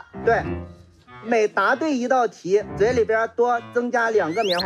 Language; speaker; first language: Chinese; native; Chinese